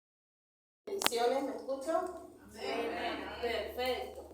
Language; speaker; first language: Spanish; native; Spanish